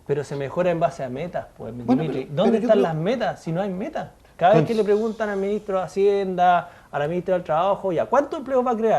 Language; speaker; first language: Spanish; native; Spanish